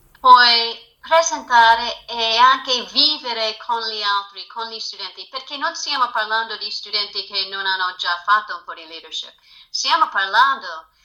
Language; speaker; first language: Italian; non-native, fluent; English